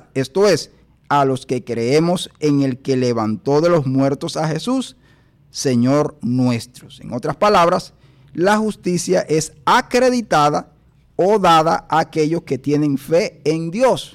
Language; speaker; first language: Spanish; native; Spanish